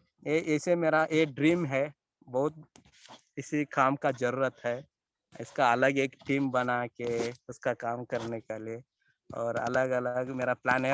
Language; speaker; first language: Hindi; non-native, local second language; Kannada